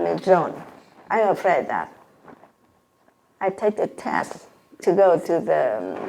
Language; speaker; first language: English; non-native, learner; Vietnamese